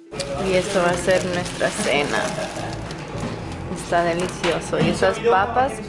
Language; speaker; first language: Spanish; non-native, fluent; Croatian